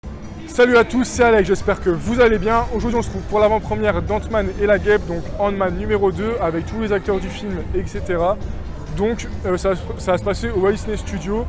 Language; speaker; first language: French; native; French